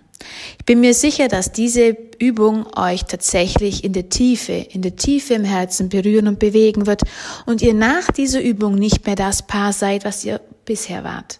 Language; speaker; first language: German; native; German